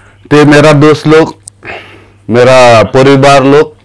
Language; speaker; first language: Hindi; non-native, local second language; Khasi